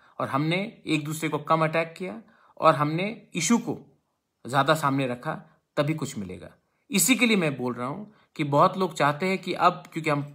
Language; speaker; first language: Hindi; non-native, local second language; Kok Borok